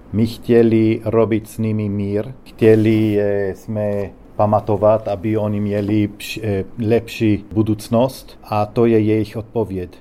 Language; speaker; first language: Czech; non-native, learner; Hebrew